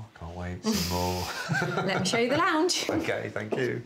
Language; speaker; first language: English; native; English